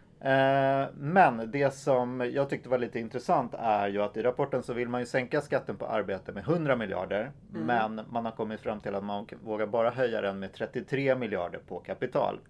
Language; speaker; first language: Swedish; native; Swedish